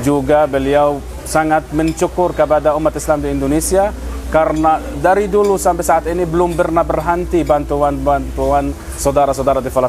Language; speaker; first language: Indonesian; non-native, fluent; Arabic